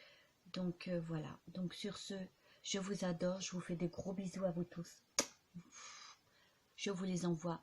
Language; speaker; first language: French; native; French